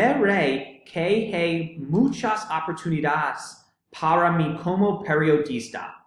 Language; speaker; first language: Spanish; non-native, learner; English